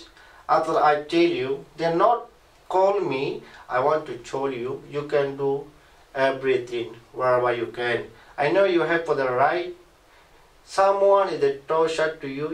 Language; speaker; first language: English; non-native, learner; Rohingya